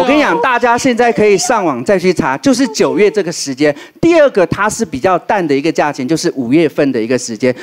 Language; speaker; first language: Chinese; native; Chinese